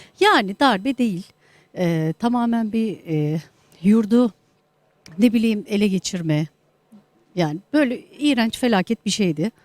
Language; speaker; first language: Turkish; native; Turkish